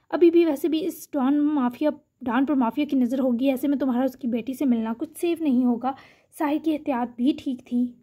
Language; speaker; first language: Urdu; native; Urdu